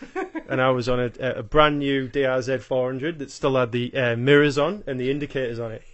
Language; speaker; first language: English; native; English